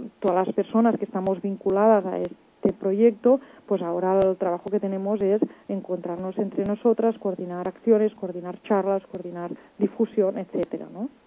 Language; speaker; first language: Spanish; non-native, local second language; Catalan